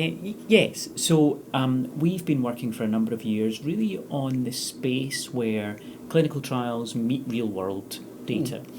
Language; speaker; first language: English; native; English